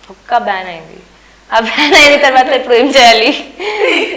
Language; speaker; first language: Telugu; non-native, learner; Hindi